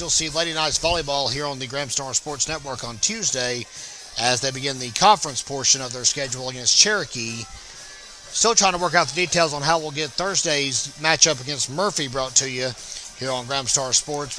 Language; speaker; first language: English; native; English